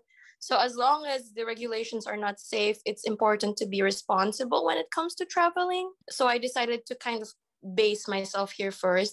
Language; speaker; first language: English; non-native, local second language; Iloko